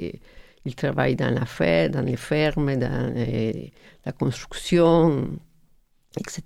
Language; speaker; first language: French; non-native, learner; Spanish